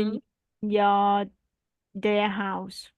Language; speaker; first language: English; non-native, learner; Vietnamese